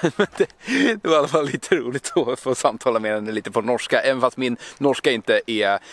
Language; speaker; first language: Swedish; native; Swedish